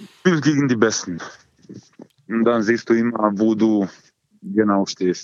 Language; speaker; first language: German; non-native, learner; Croatian